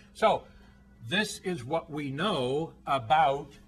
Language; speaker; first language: English; native; English